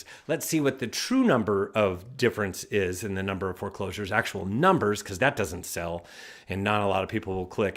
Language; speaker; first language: English; native; English